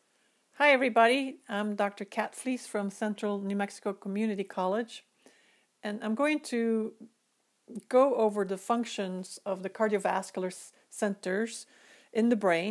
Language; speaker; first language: English; native; English